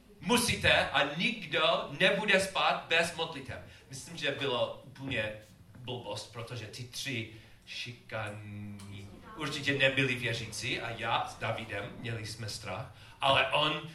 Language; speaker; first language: Czech; non-native, learner; English